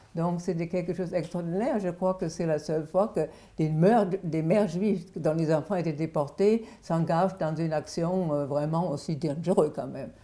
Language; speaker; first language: French; non-native, fluent; German